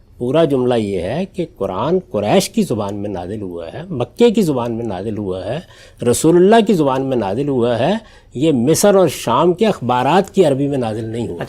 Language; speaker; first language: Urdu; non-native, local second language; Punjabi